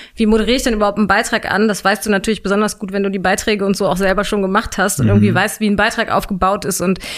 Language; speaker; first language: German; native; German